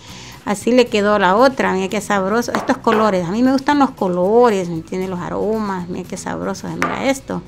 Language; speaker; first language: Spanish; native; Spanish